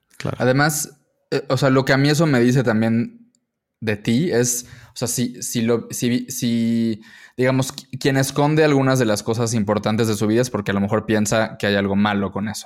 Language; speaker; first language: Spanish; native; Spanish